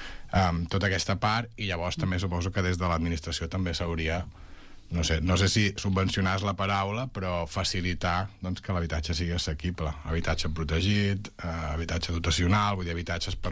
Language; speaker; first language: Catalan; native; Catalan